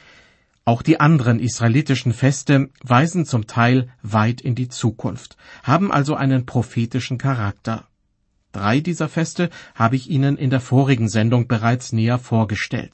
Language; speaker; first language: German; native; German